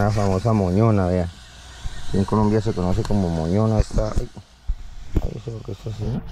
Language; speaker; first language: Spanish; native; Spanish